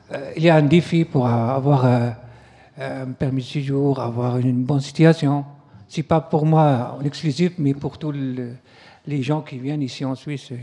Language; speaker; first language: French; non-native, local second language; Arabic